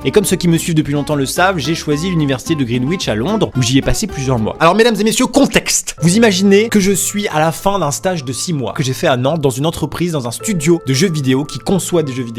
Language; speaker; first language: French; native; French